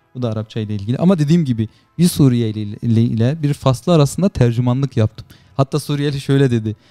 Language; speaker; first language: Turkish; native; Turkish